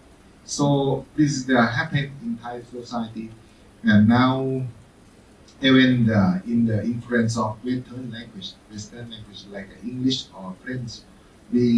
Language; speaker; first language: English; non-native, fluent; Thai